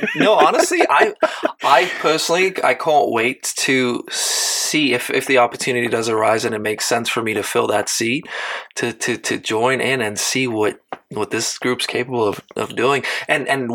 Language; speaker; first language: English; non-native, local second language; Afrikaans